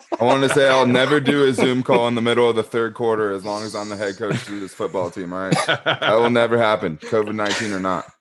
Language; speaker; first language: English; native; English